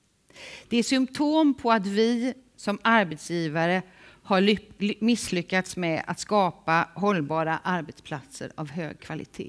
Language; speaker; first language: Swedish; native; Swedish